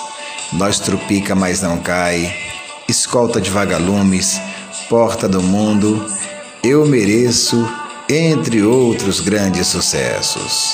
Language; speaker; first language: Portuguese; native; Portuguese